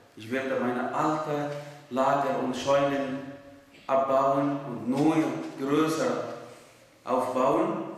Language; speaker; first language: German; non-native, fluent; Arabic